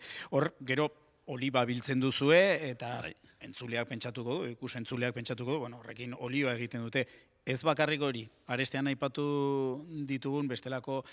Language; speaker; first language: Basque; native; Basque